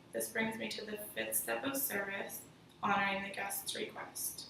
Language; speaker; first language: English; native; English